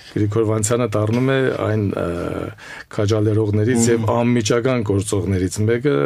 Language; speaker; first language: Armenian; native; Armenian